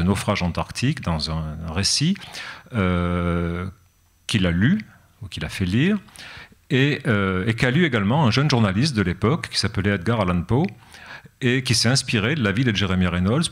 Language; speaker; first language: French; native; French